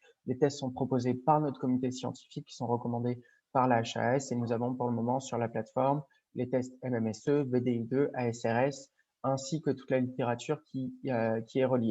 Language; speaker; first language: French; native; French